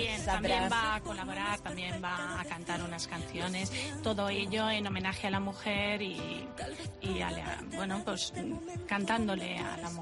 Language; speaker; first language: Spanish; native; Spanish